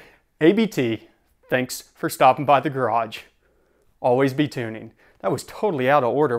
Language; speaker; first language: English; native; English